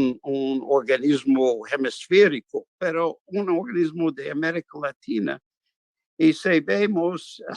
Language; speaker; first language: Spanish; non-native, fluent; English